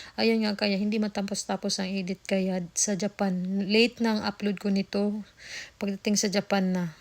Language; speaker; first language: Filipino; non-native, local second language; Cebuano